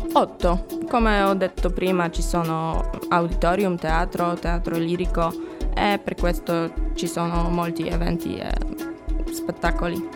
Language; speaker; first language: Italian; non-native, fluent; Polish